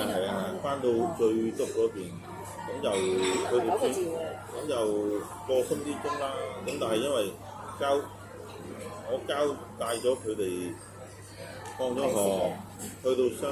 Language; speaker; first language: Cantonese; native; Cantonese